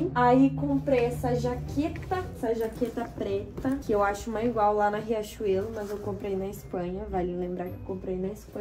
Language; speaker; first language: Portuguese; native; Portuguese